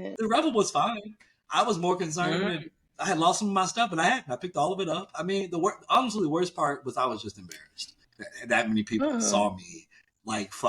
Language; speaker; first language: English; native; English